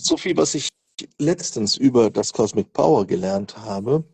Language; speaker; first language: German; non-native, fluent; Portuguese